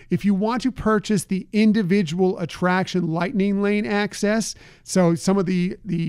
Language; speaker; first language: English; native; English